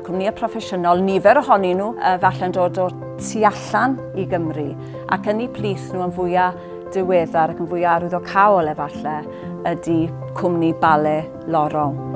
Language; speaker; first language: Welsh; native; Welsh